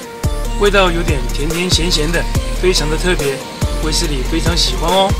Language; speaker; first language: Chinese; native; Chinese